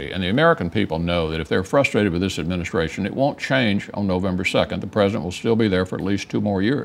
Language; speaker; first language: English; native; English